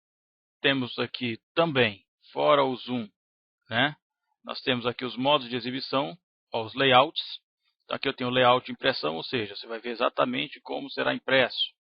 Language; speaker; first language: Portuguese; native; Portuguese